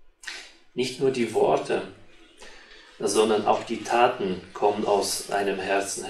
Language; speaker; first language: German; non-native, fluent; Russian